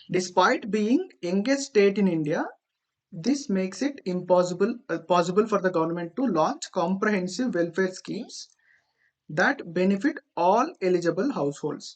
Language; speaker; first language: English; non-native, local second language; Telugu